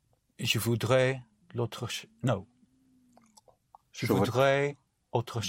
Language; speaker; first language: French; non-native, learner; English